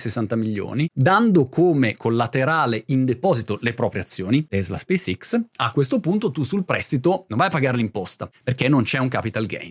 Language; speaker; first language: Italian; native; Italian